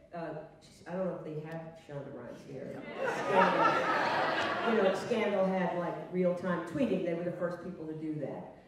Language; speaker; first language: English; native; English